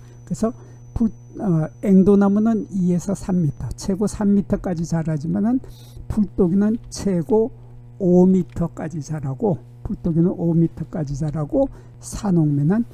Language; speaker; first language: Korean; native; Korean